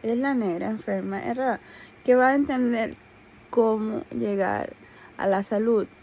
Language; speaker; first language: Spanish; native; Spanish